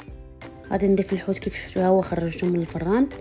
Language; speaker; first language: Arabic; native; Arabic